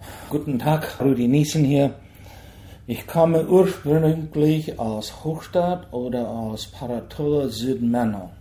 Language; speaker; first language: German; early bilingual, heritage; German